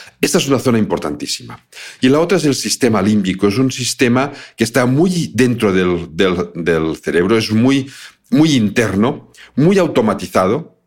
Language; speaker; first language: Spanish; native; Spanish